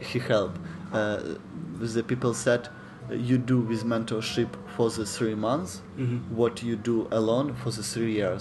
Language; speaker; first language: English; non-native, learner; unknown